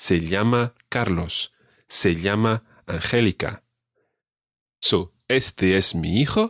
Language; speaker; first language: Spanish; non-native, fluent; English